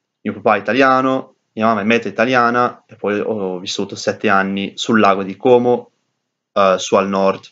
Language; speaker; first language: Italian; early bilingual, heritage; English